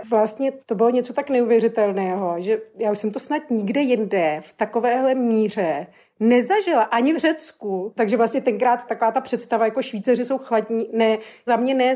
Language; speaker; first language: Czech; native; Czech